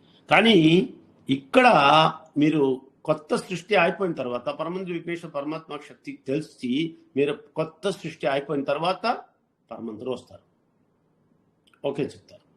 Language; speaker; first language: Telugu; non-native, learner; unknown